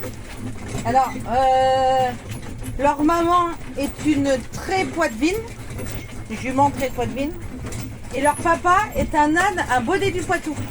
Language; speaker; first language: French; native; French